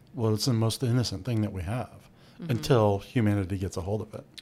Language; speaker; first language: English; native; English